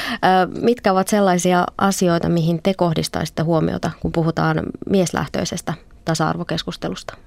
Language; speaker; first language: Finnish; native; Finnish